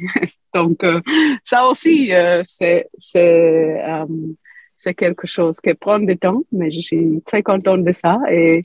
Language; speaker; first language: French; non-native, fluent; English